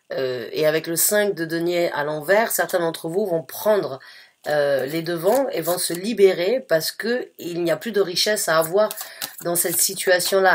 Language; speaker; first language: French; native; French